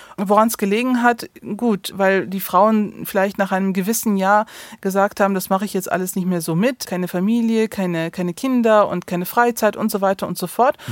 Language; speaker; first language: German; early bilingual, other home language; Turkish